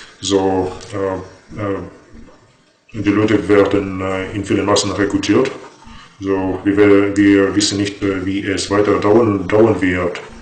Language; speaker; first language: German; non-native, fluent; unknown